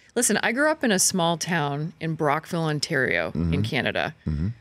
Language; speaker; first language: English; native; English